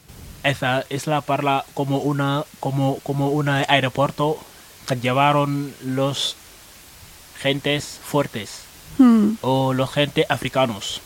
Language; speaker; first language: Spanish; non-native, learner; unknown